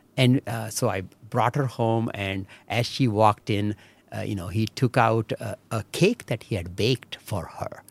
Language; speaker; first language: English; non-native, local second language; Marathi